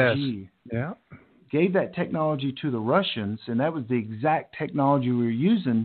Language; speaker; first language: English; native; English